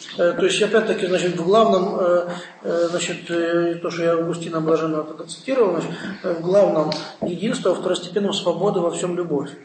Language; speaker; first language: Russian; non-native, local second language; Ukrainian